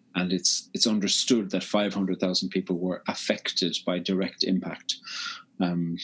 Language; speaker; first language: English; native; English